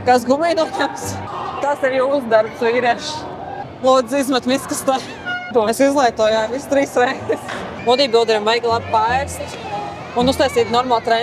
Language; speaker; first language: Latvian; native; Latvian